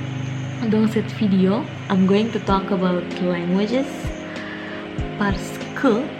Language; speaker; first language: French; non-native, learner; Indonesian